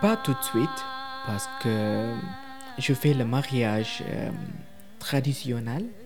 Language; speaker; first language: French; non-native, learner; Tamil